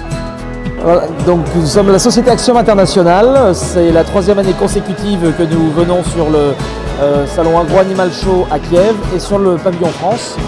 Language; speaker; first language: French; native; French